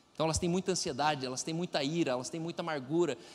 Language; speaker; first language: Portuguese; non-native, fluent; German